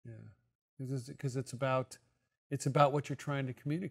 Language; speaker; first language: English; native; English